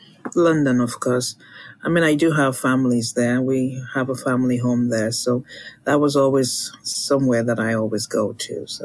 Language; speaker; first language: English; non-native, local second language; Yoruba